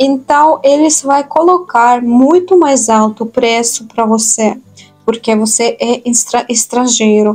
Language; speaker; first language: Portuguese; non-native, fluent; Russian